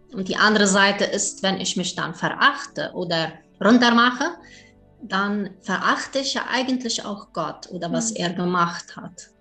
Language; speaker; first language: German; early bilingual, heritage; German